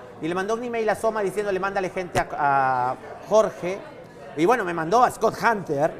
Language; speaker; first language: Spanish; native; Spanish